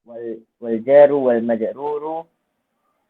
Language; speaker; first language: Arabic; non-native, learner; Indonesian